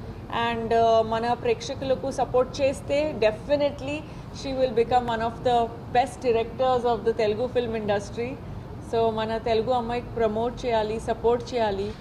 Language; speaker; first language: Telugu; non-native, fluent; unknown